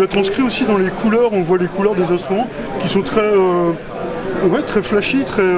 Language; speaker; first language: French; native; French